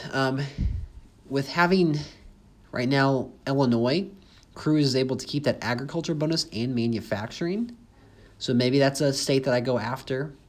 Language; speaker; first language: English; native; English